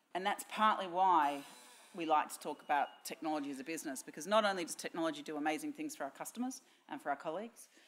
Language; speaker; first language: English; native; English